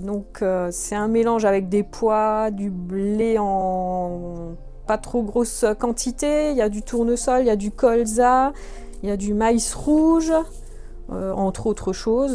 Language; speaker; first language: French; native; French